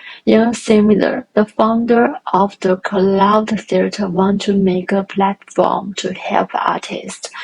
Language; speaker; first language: English; non-native, learner; Chinese